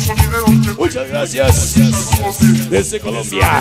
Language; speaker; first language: Spanish; native; Spanish